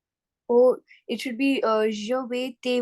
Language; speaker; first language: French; non-native, learner; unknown